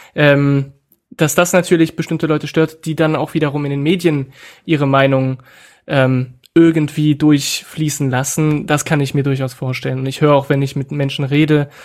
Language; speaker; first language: German; non-native, fluent; French